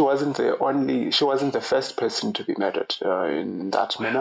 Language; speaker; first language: English; non-native, local second language; Xhosa